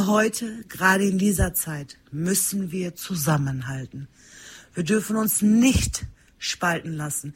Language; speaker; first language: German; early bilingual, other home language; Turkish